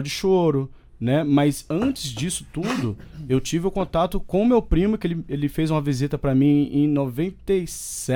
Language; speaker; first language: Portuguese; native; Portuguese